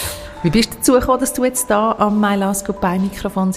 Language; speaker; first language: German; native; German